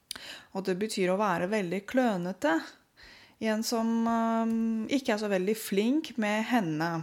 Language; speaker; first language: Norwegian; non-native, fluent; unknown